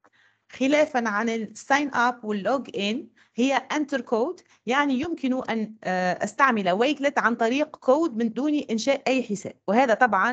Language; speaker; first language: Arabic; native; Arabic